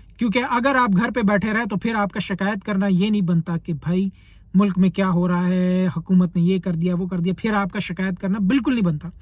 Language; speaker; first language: Urdu; native; Urdu